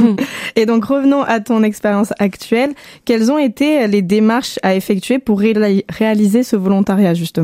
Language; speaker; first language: French; native; French